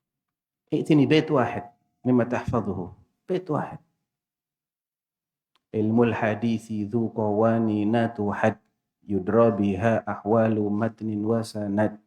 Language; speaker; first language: Arabic; non-native, fluent; Indonesian